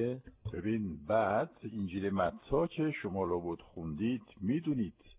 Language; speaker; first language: Persian; non-native, fluent; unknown